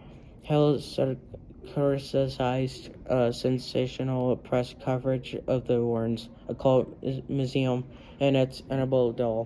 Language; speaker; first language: English; native; English